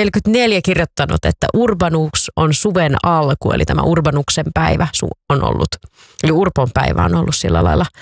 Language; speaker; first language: Finnish; native; Finnish